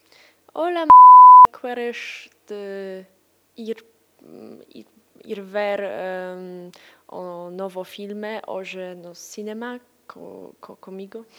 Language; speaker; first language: Portuguese; non-native, learner; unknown